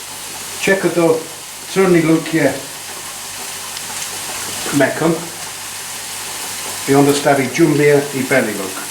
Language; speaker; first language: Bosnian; non-native, learner; English